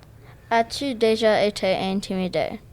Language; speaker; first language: French; non-native, local second language; English